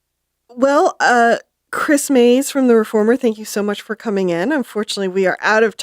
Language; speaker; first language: English; native; English